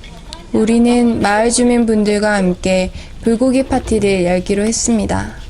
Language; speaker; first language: Korean; native; Korean